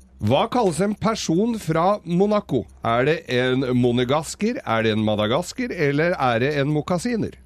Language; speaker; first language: Norwegian; native; Norwegian